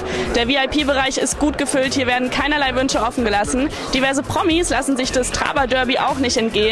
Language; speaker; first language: German; native; German